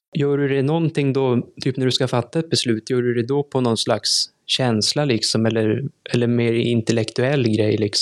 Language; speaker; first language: Swedish; native; Swedish